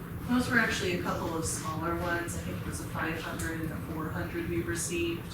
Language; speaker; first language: English; native; English